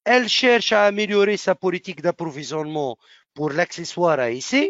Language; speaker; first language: French; non-native, local second language; Arabic